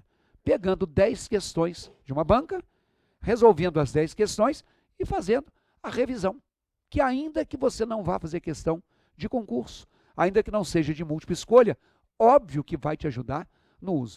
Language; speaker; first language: Portuguese; native; Portuguese